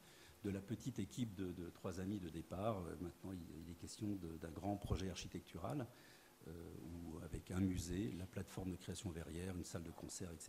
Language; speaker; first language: French; native; French